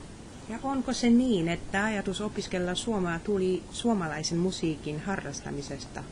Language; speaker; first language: Finnish; non-native, fluent; Polish